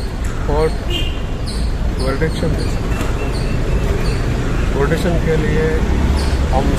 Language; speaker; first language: Hindi; non-native, local second language; Kannada